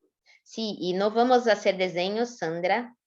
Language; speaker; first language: Spanish; non-native, fluent; Portuguese